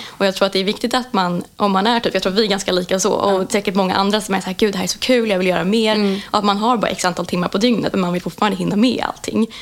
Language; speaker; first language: Swedish; native; Swedish